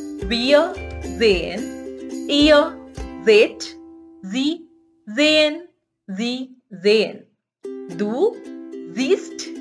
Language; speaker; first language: German; non-native, fluent; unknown